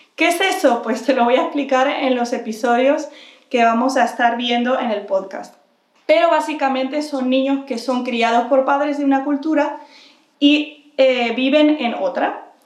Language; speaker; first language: Spanish; early bilingual, other home language; English